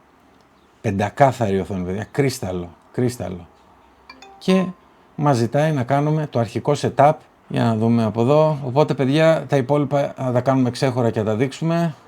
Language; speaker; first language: Greek; native; Greek